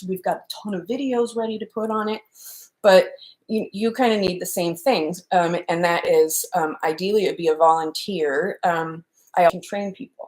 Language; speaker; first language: English; native; English